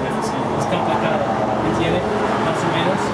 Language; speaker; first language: Spanish; non-native, learner; English